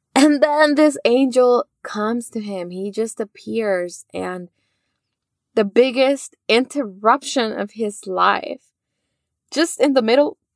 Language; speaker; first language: English; early bilingual, other home language; Spanish